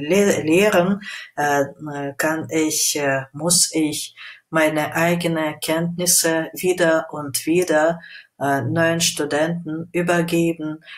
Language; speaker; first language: German; non-native, fluent; Russian